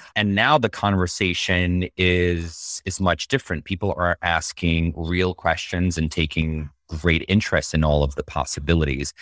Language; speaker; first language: English; early bilingual, other home language; Russian